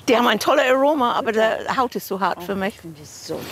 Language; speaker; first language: German; non-native, fluent; English